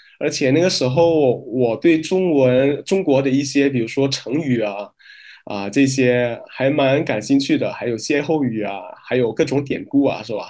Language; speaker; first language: Chinese; non-native, fluent; Min Nan Chinese